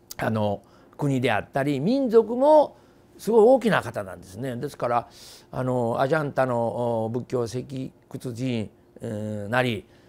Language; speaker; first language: Japanese; native; Japanese